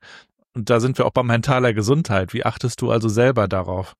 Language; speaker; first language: German; native; German